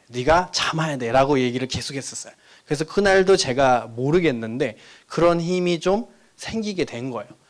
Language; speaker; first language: Korean; non-native, fluent; Nepali